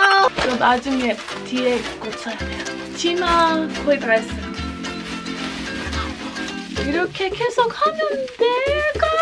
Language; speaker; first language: Korean; non-native, learner; English